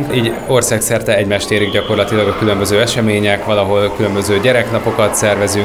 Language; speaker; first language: Hungarian; native; Hungarian